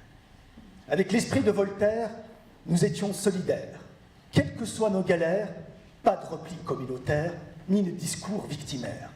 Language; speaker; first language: French; early bilingual, other home language; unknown